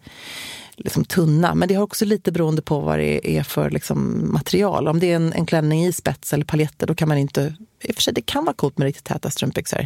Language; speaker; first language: Swedish; native; Swedish